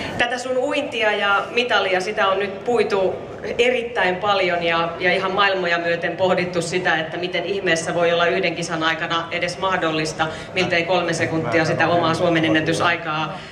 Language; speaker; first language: Finnish; native; Finnish